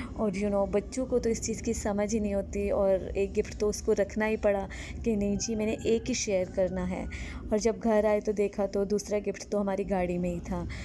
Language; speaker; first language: Hindi; native; Hindi